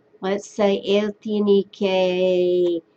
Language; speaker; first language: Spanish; non-native, fluent; English